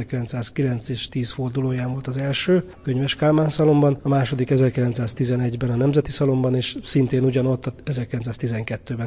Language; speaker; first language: Hungarian; native; Hungarian